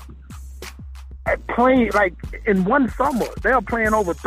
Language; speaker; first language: English; native; English